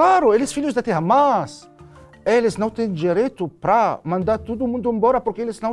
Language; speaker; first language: Portuguese; non-native, learner; Arabic